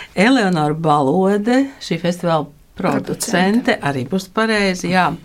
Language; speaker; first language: Latvian; native; Latvian